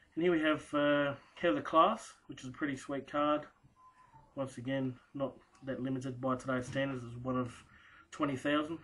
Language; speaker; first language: English; native; English